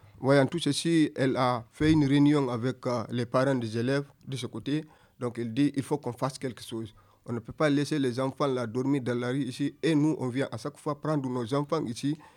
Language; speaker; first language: French; non-native, local second language; Fula